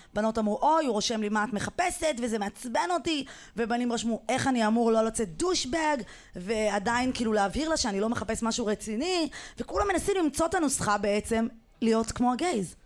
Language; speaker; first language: Hebrew; native; Hebrew